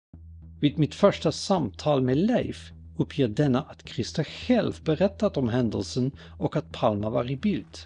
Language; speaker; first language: Swedish; native; Swedish